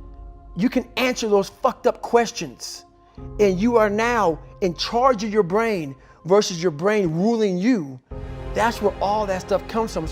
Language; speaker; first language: English; native; English